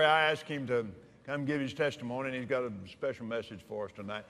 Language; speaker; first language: English; native; English